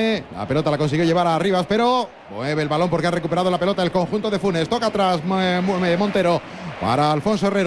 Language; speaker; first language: Spanish; native; Spanish